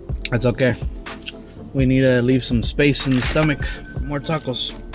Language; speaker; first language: English; early bilingual, other home language; Spanish